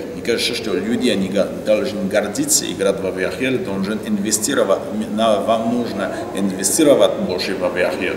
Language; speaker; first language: Russian; non-native, learner; French